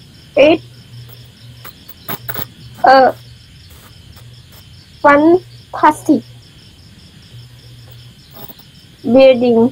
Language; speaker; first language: English; non-native, learner; Khmer